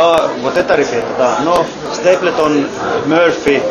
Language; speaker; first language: Russian; non-native, learner; Finnish